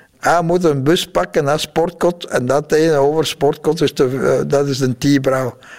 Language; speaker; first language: Dutch; non-native, fluent; Vietnamese